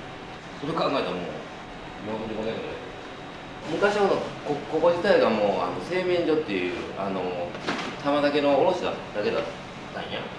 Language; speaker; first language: Japanese; native; Japanese